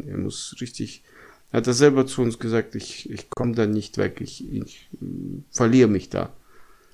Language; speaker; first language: German; non-native, fluent; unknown